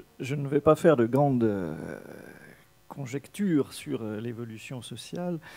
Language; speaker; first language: French; native; French